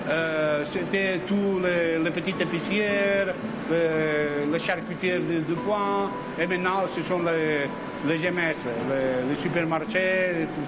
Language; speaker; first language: French; non-native, fluent; Spanish